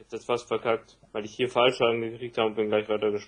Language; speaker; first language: German; native; German